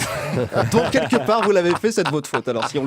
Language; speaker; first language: French; native; French